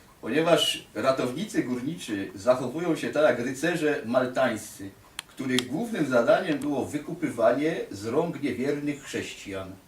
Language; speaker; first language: Polish; native; Polish